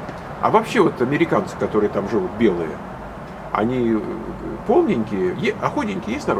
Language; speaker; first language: Russian; native; Russian